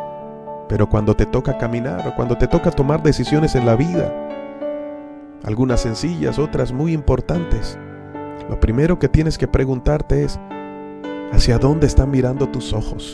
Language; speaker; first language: Spanish; native; Spanish